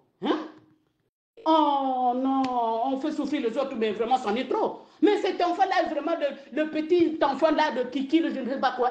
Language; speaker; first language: French; non-native, local second language; Lingala